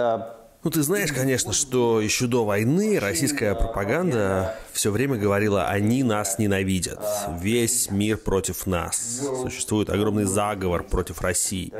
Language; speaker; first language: Russian; native; Russian